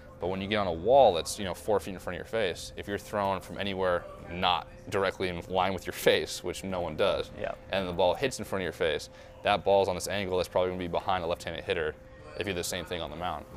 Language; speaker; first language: English; native; English